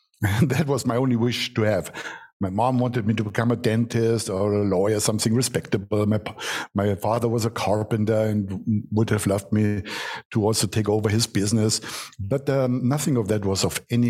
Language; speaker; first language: English; non-native, fluent; German